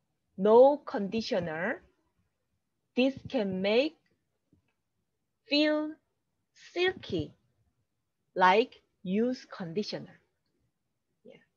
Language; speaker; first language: English; non-native, learner; Korean